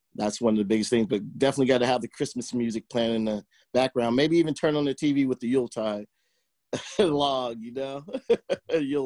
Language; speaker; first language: English; native; English